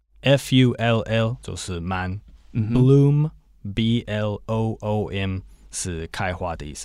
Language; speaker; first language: Chinese; non-native, fluent; English